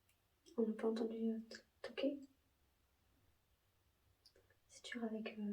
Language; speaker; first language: French; native; French